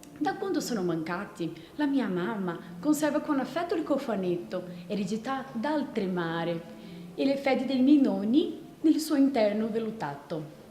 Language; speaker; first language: Italian; non-native, fluent; Portuguese